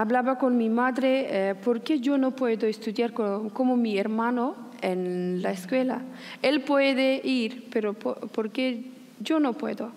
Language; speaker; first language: Spanish; non-native, learner; Persian